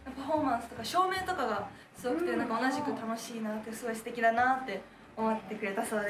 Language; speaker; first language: Japanese; native; Japanese